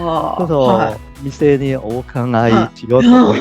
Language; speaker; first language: Japanese; non-native, fluent; Cantonese